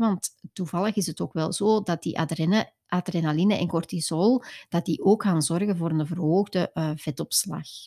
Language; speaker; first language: Dutch; native; Dutch